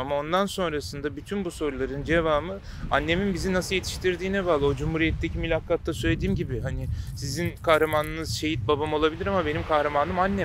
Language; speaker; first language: Turkish; native; Turkish